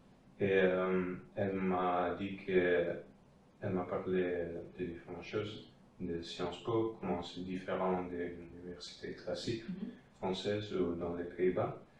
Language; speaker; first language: French; non-native, fluent; Dutch